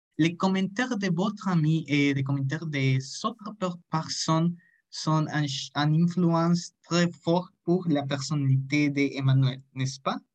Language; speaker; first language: French; non-native, learner; Spanish